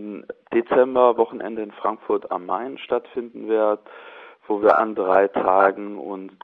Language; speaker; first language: German; native; German